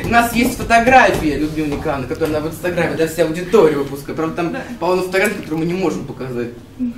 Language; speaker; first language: Russian; native; Russian